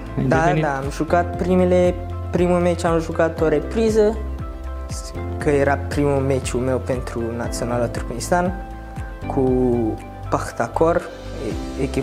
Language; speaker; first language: Romanian; non-native, learner; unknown